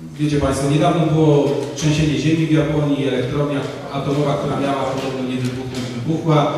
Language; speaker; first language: Polish; native; Polish